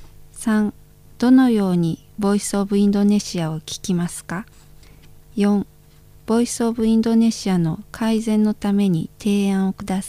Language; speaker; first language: Japanese; non-native, fluent; Indonesian